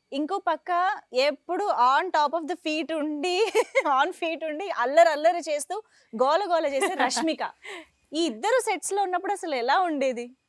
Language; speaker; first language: Telugu; native; Telugu